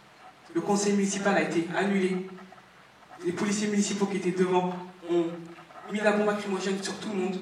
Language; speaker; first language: French; native; French